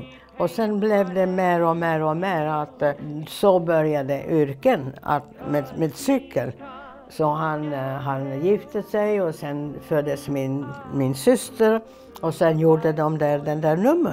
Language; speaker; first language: Swedish; non-native, fluent; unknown